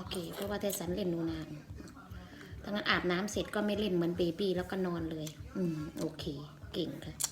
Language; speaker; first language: Thai; native; Thai